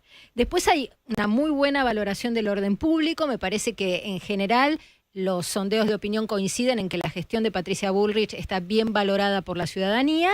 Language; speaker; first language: Spanish; native; Spanish